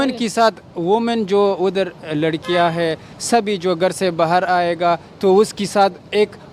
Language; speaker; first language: Hindi; non-native, learner; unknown